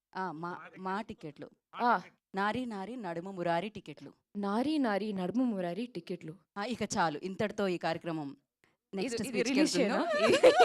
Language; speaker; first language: Telugu; native; Telugu